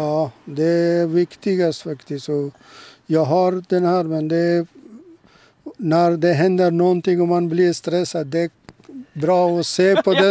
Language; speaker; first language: Swedish; non-native, local second language; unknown